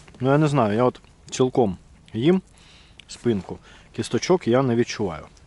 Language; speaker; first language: Ukrainian; native; Ukrainian